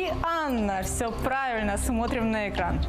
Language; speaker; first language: Russian; native; Russian